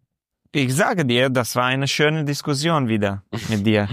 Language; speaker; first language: German; non-native, learner; Romanian